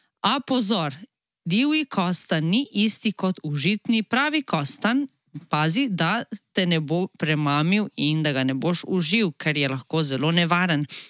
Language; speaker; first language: Slovenian; native; Slovenian